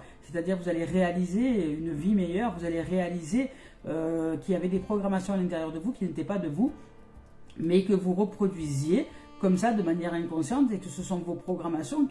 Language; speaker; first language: French; native; French